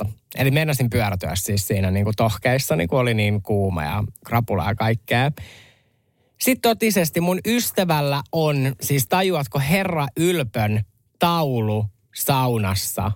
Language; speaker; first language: Finnish; native; Finnish